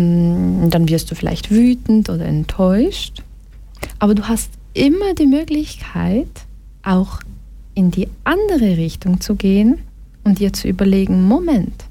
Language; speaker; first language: German; early bilingual, other home language; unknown